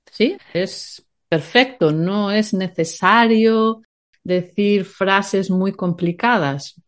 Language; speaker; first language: Spanish; native; Spanish